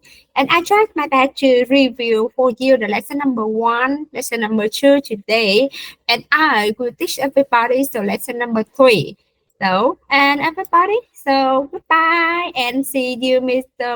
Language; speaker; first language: English; non-native, fluent; Vietnamese